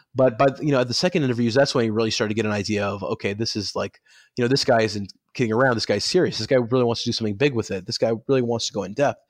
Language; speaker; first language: English; native; English